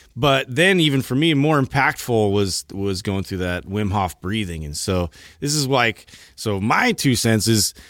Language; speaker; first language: English; native; English